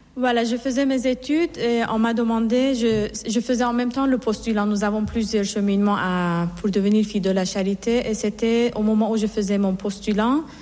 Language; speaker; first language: French; non-native, fluent; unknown